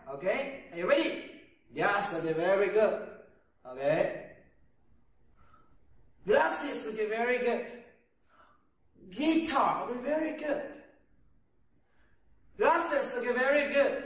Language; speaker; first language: English; non-native, learner; Vietnamese